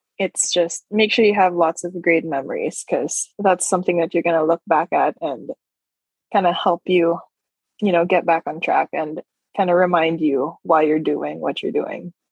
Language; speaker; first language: English; non-native, local second language; Filipino